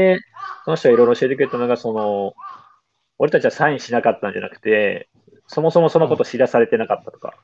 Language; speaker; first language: Japanese; native; Japanese